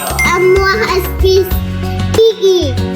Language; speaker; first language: Chinese; early bilingual, heritage; Chinese